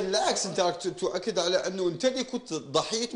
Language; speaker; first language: Arabic; native; Arabic